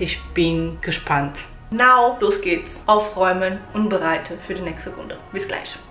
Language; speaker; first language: German; non-native, fluent; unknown